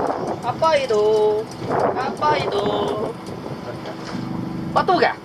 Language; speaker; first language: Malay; non-native, local second language; Chinese